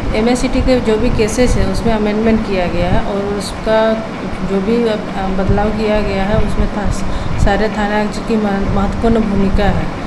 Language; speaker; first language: Hindi; native; Hindi